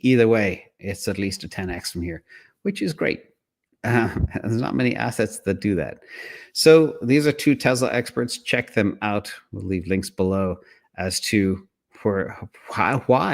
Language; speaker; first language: English; native; English